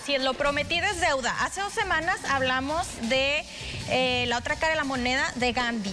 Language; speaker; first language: Spanish; native; Spanish